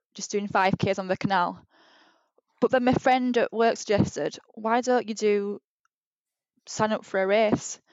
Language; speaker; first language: English; native; English